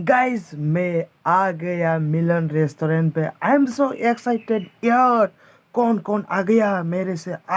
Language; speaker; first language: Hindi; non-native, local second language; Bodo